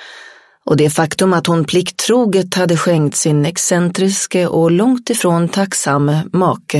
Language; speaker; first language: Swedish; native; Swedish